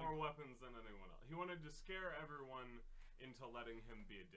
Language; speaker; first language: English; native; English